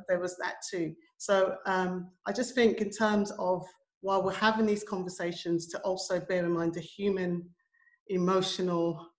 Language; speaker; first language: English; native; English